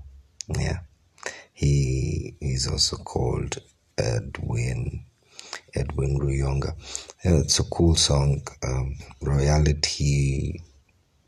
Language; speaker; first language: English; non-native, local second language; Ganda